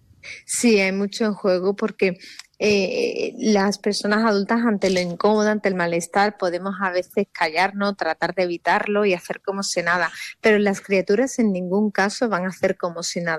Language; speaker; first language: Spanish; native; Spanish